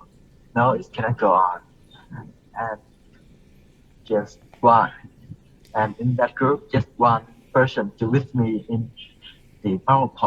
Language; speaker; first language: English; non-native, learner; Vietnamese